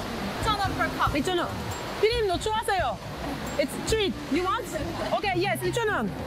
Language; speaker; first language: Korean; non-native, learner; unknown